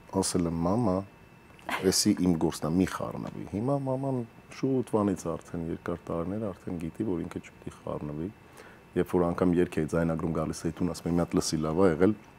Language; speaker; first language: Armenian; early bilingual, heritage; Armenian